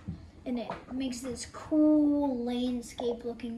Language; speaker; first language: English; native; English